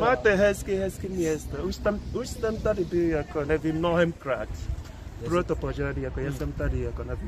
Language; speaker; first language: Czech; non-native, learner; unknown